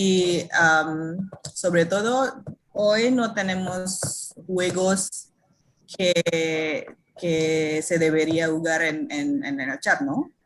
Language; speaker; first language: Spanish; non-native, fluent; Indonesian